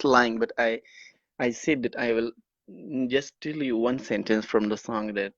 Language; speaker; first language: English; non-native, learner; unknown